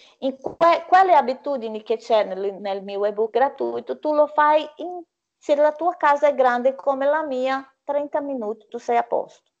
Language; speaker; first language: Italian; non-native, fluent; Portuguese